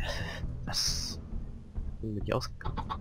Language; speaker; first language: German; native; German